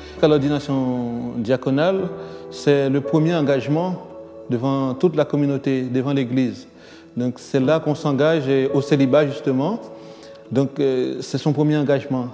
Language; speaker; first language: French; non-native, local second language; Haitian Creole